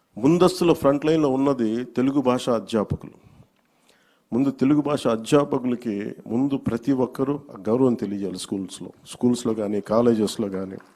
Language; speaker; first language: Telugu; native; Telugu